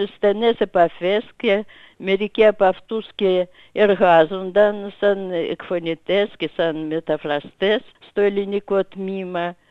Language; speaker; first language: Greek; non-native, fluent; Russian